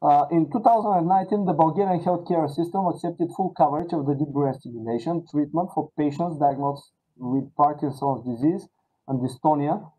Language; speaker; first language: English; non-native, fluent; Bulgarian